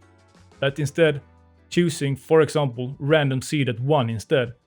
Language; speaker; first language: English; non-native, fluent; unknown